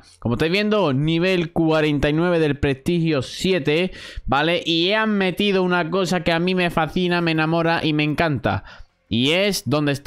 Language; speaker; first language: Spanish; native; Spanish